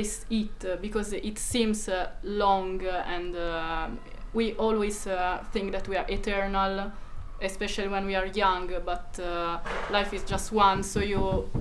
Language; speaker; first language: English; non-native, fluent; Italian